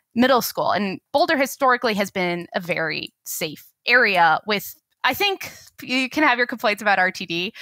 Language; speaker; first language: English; native; English